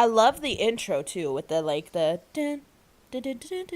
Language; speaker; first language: English; native; English